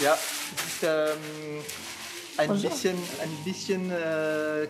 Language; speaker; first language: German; non-native, fluent; French